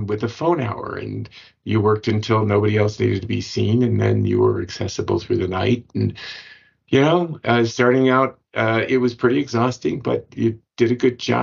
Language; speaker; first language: English; native; English